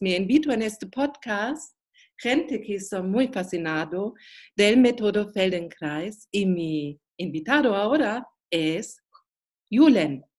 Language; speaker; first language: Spanish; non-native, learner; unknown